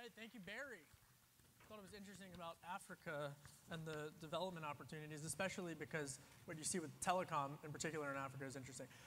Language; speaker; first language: English; native; English